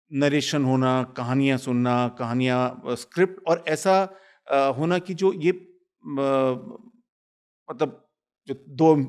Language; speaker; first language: Hindi; native; Hindi